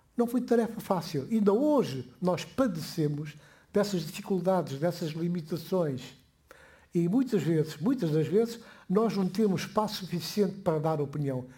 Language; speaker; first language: Portuguese; non-native, local second language; Upper Guinea Crioulo